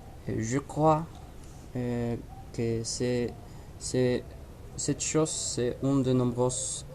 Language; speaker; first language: French; non-native, learner; Spanish